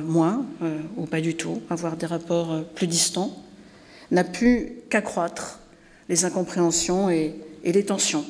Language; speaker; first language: French; native; French